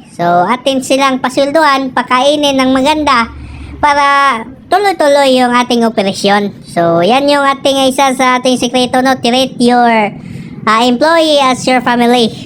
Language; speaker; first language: Filipino; non-native, local second language; Cebuano